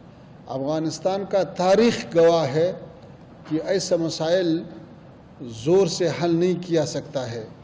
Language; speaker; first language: Hindi; non-native, fluent; Pashto